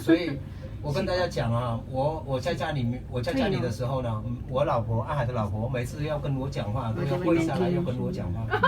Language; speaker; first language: Chinese; non-native, fluent; Vietnamese